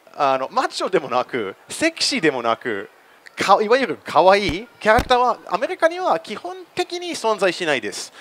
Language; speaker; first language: Japanese; non-native, fluent; English